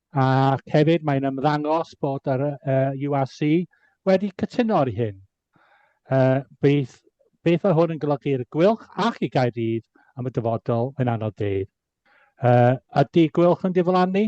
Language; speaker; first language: Welsh; native; Welsh